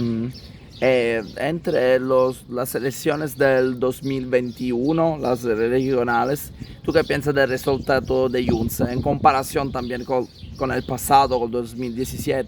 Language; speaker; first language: Spanish; non-native, fluent; Italian